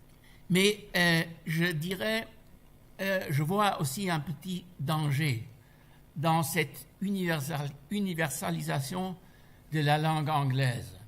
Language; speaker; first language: French; non-native, fluent; German